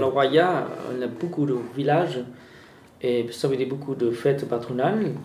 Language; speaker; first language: French; non-native, fluent; Vietnamese